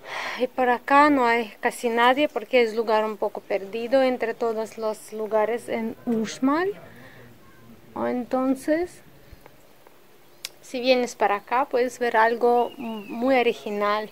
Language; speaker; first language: Spanish; non-native, learner; Russian